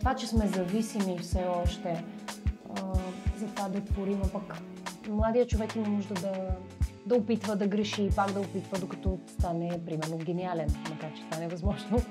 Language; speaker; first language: Bulgarian; native; Bulgarian